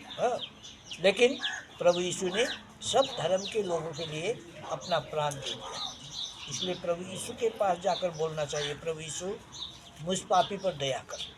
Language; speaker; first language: Hindi; non-native, local second language; Nepali